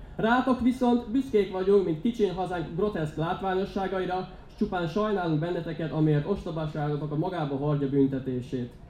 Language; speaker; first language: Hungarian; native; Hungarian